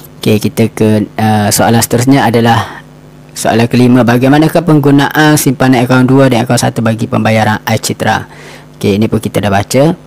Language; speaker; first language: Malay; native; Malay